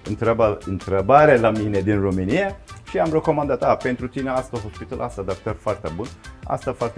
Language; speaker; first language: Romanian; non-native, learner; Turkish